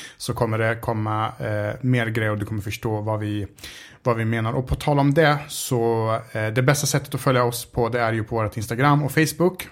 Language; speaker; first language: Swedish; early bilingual, other home language; Arabic